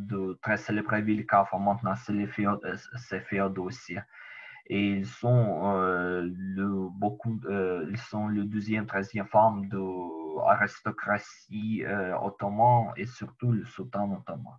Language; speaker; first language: French; non-native, learner; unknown